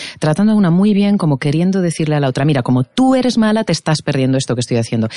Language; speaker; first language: Spanish; native; Spanish